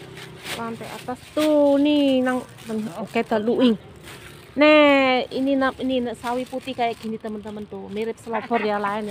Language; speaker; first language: Indonesian; native; Indonesian